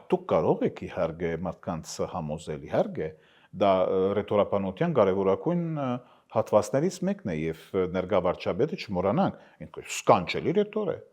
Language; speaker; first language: Armenian; early bilingual, heritage; Armenian